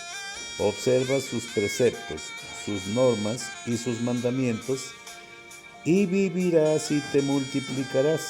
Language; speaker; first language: Spanish; native; Spanish